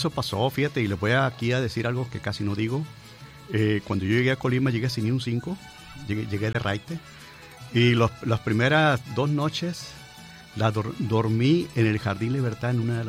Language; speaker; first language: Spanish; native; Spanish